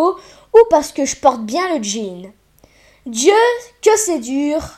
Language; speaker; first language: French; native; French